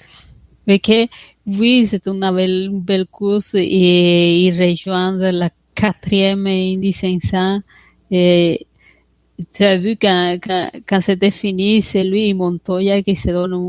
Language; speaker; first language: French; non-native, fluent; Spanish